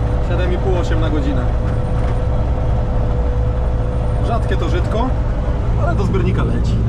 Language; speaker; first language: Polish; native; Polish